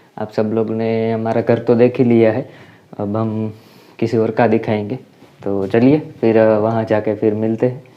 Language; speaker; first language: Hindi; non-native, local second language; Gujarati